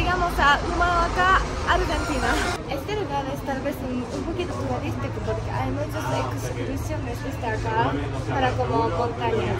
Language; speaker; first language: Spanish; non-native, fluent; Japanese